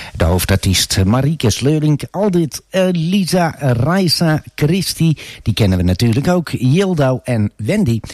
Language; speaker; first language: Dutch; native; Dutch